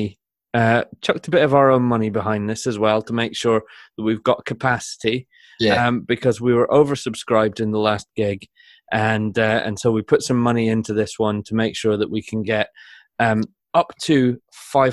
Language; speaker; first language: English; native; English